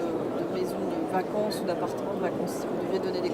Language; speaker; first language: French; native; French